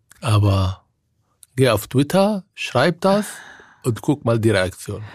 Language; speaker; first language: German; non-native, fluent; Arabic